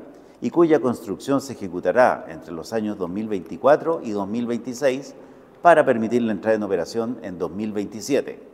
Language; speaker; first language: Spanish; native; Spanish